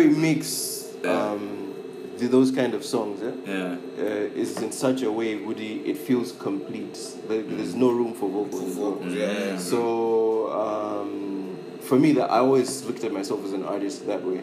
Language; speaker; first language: English; non-native, local second language; Nyanja